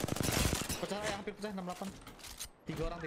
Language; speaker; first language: Indonesian; native; Indonesian